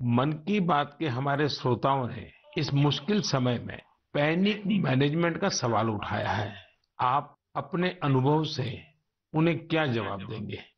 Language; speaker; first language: Hindi; non-native, local second language; Gujarati